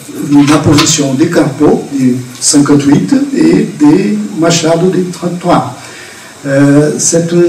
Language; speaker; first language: French; non-native, fluent; Portuguese